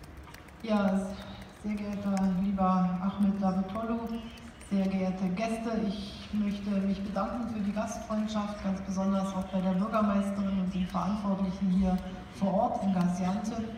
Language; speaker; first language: German; native; German